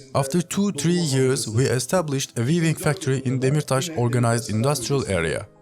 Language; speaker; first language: English; non-native, fluent; Turkish